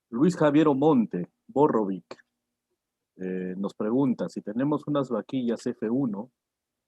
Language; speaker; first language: Spanish; native; Spanish